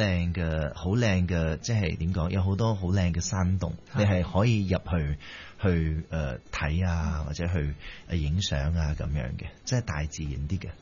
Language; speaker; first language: Cantonese; early bilingual, heritage; Cantonese